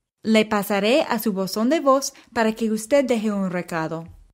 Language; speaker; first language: Spanish; non-native, fluent; English